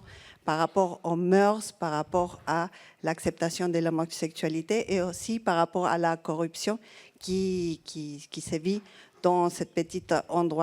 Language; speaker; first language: French; non-native, fluent; Spanish